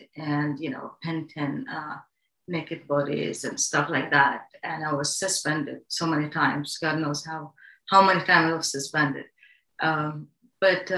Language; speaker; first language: English; non-native, fluent; Arabic